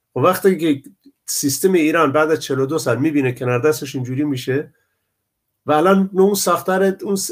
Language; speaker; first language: Persian; non-native, local second language; Central Kurdish